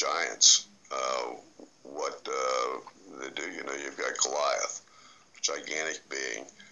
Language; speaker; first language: English; native; English